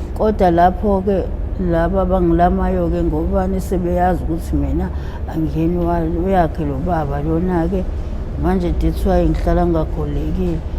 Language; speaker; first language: Zulu; native; Zulu